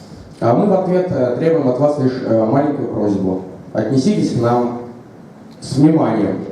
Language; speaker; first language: Russian; native; Russian